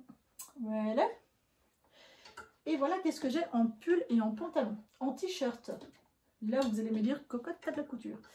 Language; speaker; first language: French; native; French